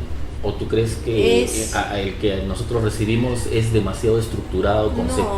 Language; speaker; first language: Spanish; native; Spanish